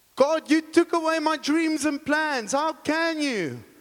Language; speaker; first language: English; non-native, local second language; Afrikaans